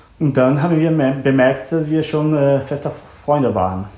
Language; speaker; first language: German; non-native, learner; Portuguese